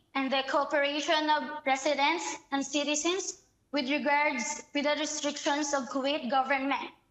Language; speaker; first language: English; non-native, local second language; Filipino